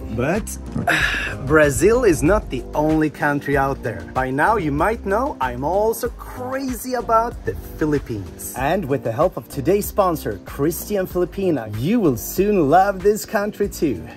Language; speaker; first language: English; non-native, fluent; Swedish